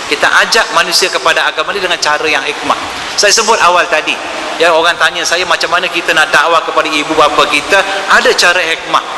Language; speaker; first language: Malay; non-native, local second language; Tamil